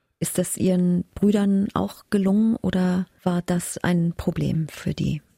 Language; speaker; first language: German; native; German